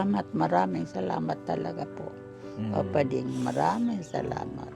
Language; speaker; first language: Filipino; non-native, local second language; Cebuano